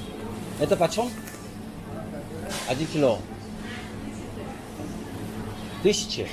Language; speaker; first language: Russian; non-native, learner; Korean